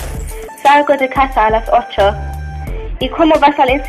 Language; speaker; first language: Spanish; non-native, learner; English